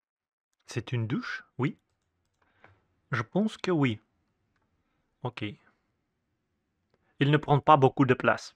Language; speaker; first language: French; non-native, fluent; Russian